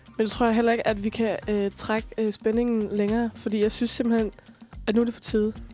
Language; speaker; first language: Danish; native; Danish